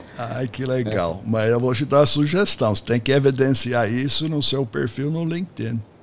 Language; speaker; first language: Portuguese; non-native, fluent; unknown